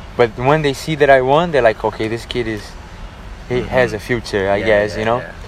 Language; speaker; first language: English; non-native, fluent; Portuguese